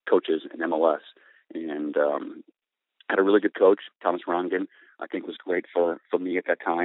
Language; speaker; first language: English; native; English